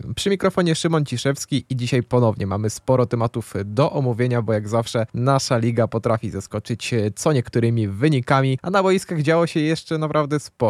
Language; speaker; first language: Polish; native; Polish